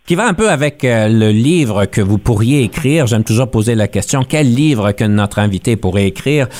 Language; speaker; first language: French; native; French